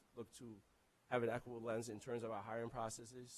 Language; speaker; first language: English; non-native, local second language; Akan